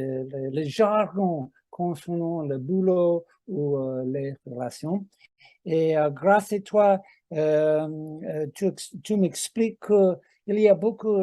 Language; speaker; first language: French; non-native, fluent; English